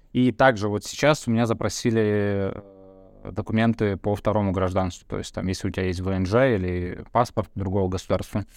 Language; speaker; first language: Russian; early bilingual, other home language; Bulgarian